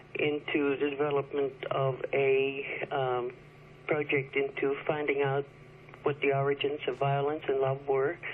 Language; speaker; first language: English; early bilingual, other home language; Chinese